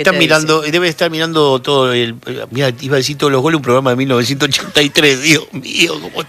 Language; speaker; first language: Spanish; native; Spanish